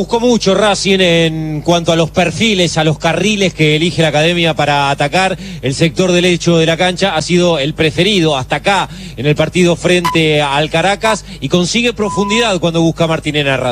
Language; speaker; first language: Spanish; native; Spanish